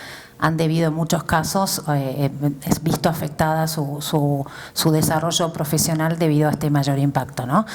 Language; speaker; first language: Spanish; native; Spanish